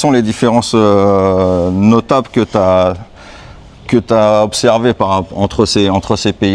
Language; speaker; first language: French; native; French